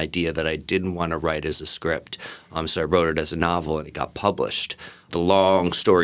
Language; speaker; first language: English; native; English